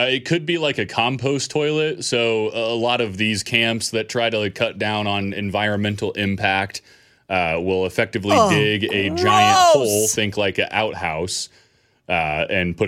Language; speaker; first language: English; native; English